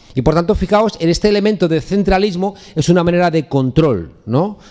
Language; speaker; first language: Spanish; native; Spanish